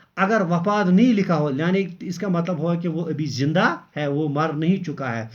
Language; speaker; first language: Urdu; non-native, local second language; Kashmiri